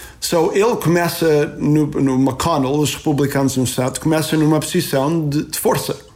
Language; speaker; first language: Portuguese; early bilingual, heritage; Portuguese